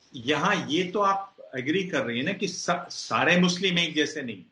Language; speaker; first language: Hindi; native; Hindi